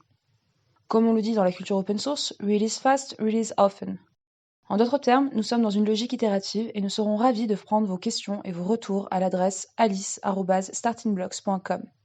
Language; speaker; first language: French; native; French